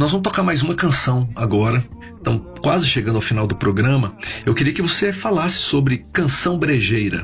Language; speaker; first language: Portuguese; native; Portuguese